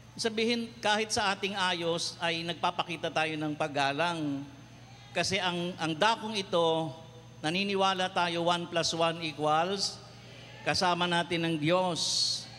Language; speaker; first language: Filipino; non-native, local second language; Cebuano